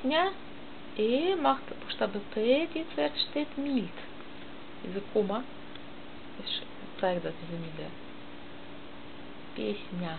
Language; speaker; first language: German; non-native, learner; Russian